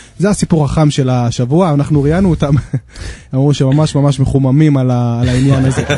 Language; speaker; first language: Hebrew; native; Hebrew